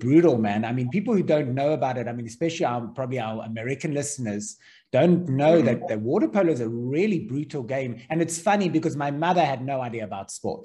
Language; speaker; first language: English; native; English